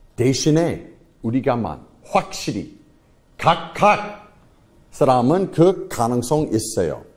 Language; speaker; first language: Korean; non-native, fluent; English